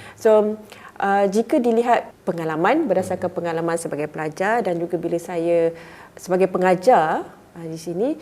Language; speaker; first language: Malay; native; Malay